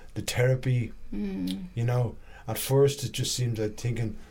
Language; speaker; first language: English; native; English